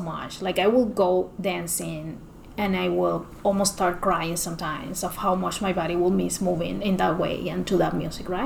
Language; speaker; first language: English; non-native, fluent; Spanish